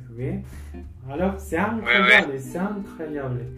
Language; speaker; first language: French; non-native, learner; Spanish